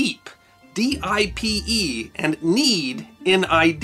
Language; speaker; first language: English; native; English